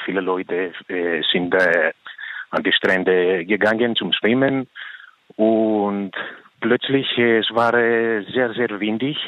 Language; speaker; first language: German; non-native, learner; Greek